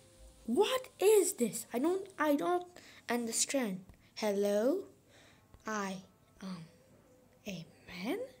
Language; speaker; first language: English; non-native, fluent; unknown